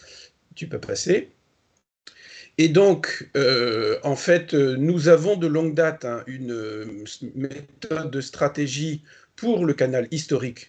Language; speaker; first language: French; native; French